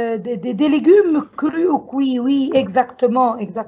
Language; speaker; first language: French; non-native, learner; Arabic